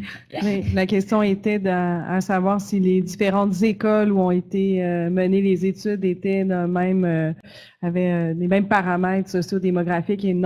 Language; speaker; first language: French; native; French